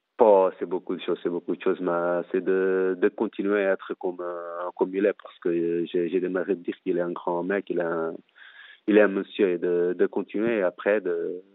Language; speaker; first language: French; non-native, fluent; Portuguese